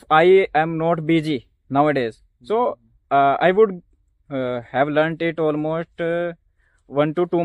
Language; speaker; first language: English; non-native, learner; Hindi